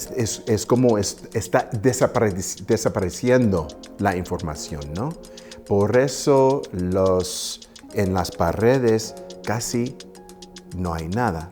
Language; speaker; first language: Spanish; early bilingual, heritage; Spanish